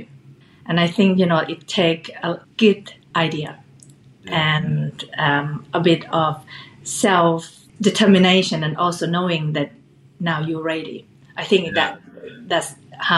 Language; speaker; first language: English; non-native, fluent; Thai